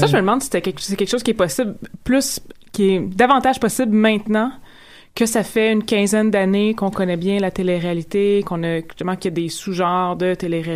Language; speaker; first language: French; native; French